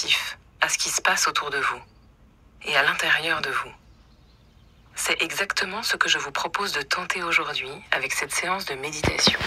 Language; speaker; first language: French; native; French